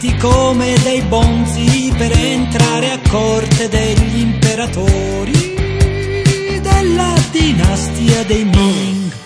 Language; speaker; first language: Italian; native; Italian